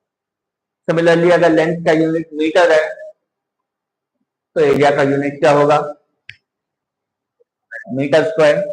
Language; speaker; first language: Hindi; native; Hindi